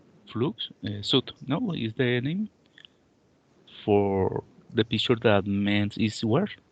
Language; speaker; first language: English; non-native, learner; Spanish